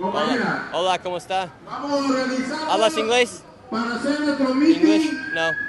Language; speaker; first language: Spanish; non-native, learner; English